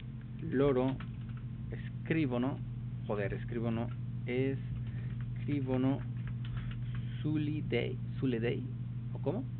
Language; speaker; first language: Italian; non-native, learner; Spanish